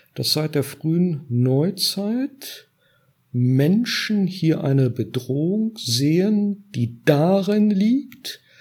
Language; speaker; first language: German; native; German